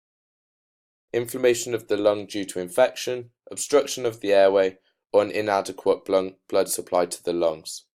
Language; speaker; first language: English; native; English